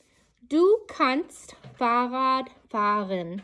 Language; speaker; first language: German; non-native, learner; English